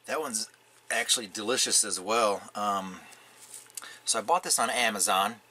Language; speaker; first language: English; native; English